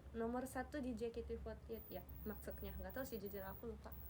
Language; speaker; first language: Indonesian; non-native, learner; Japanese